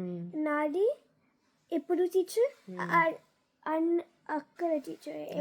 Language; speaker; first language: Telugu; early bilingual, heritage; Telugu